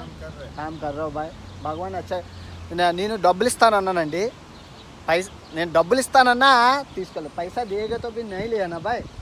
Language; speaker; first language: Hindi; non-native, local second language; Telugu